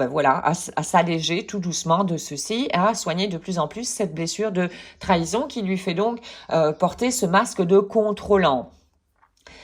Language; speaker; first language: French; native; French